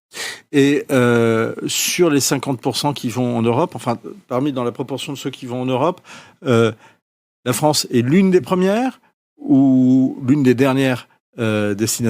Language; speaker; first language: French; native; French